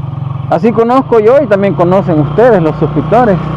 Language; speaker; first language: Spanish; native; Spanish